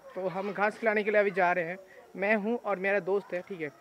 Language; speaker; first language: Hindi; non-native, local second language; Bangla